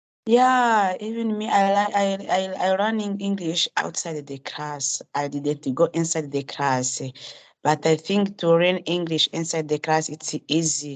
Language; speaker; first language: English; non-native, learner; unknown